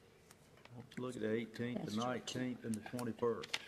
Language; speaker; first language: English; native; English